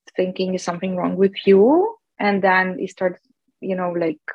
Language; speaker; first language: English; non-native, fluent; Russian